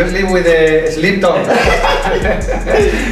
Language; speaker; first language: English; non-native, fluent; Spanish